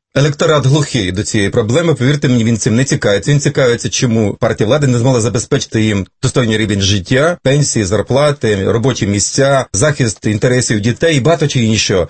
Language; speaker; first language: Ukrainian; native; Ukrainian